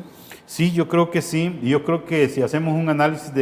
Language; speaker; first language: Spanish; native; Spanish